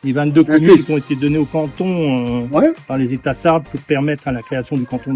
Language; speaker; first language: French; native; French